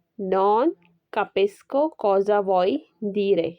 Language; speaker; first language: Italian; non-native, learner; Urdu